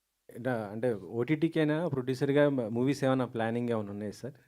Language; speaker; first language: Telugu; native; Telugu